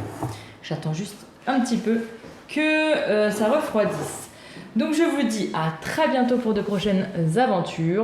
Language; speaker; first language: French; native; French